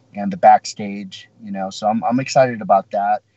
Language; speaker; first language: English; native; English